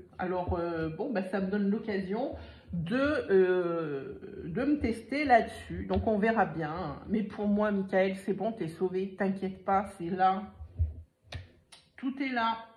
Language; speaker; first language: French; native; French